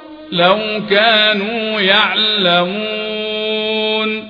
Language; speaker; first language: Arabic; native; Arabic